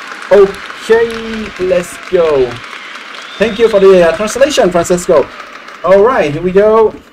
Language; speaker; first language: English; non-native, fluent; French